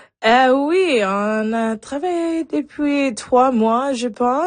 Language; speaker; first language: French; non-native, local second language; English